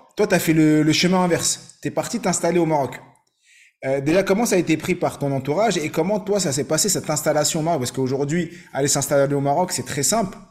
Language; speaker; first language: French; native; French